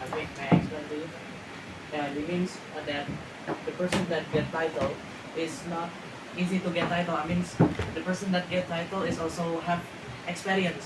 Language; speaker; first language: English; non-native, learner; Indonesian